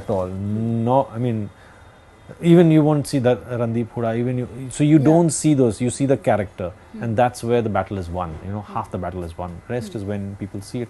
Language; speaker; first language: English; non-native, local second language; Hindi